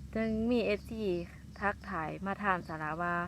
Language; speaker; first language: Lao; non-native, local second language; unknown